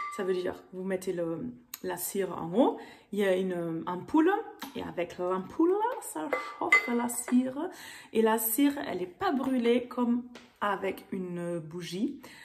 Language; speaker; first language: French; non-native, fluent; German